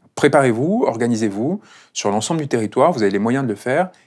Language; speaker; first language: French; non-native, fluent; Spanish